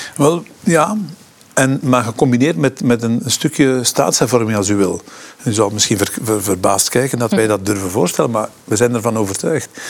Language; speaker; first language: Dutch; native; Dutch